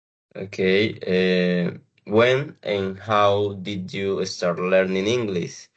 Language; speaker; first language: English; non-native, learner; Spanish